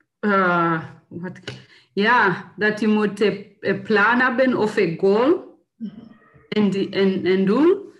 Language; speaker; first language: Dutch; non-native, learner; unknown